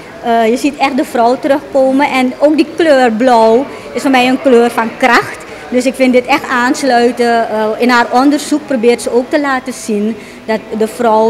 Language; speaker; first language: Dutch; native; Dutch